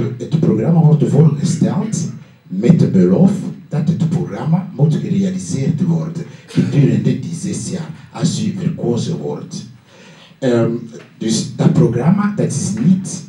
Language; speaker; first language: Dutch; non-native, learner; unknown